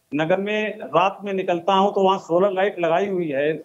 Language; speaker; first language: Hindi; native; Hindi